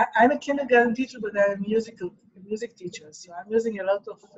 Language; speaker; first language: English; non-native, fluent; Hebrew